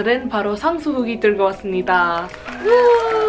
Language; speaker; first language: Korean; early bilingual, heritage; Korean